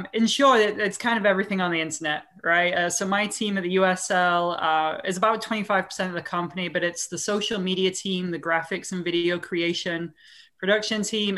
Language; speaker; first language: English; native; English